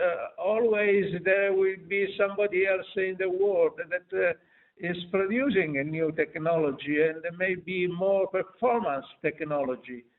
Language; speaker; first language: English; non-native, fluent; Italian